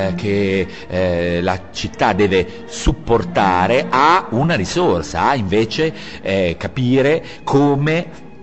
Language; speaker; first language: Italian; native; Italian